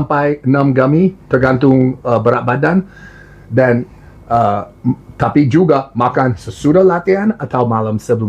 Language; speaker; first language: Indonesian; non-native, learner; English